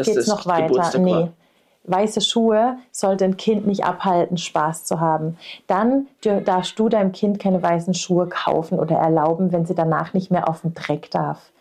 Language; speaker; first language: German; native; German